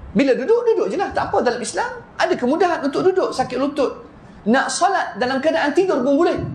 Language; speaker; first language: Malay; non-native, fluent; Arabic